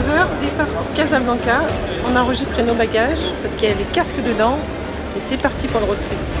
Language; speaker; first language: French; native; French